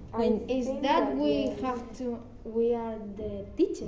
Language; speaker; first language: English; non-native, learner; Catalan